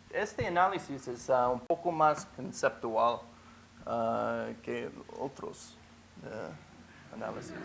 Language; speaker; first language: Spanish; non-native, fluent; English